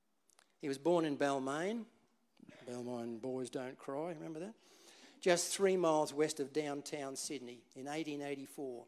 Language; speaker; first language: English; native; English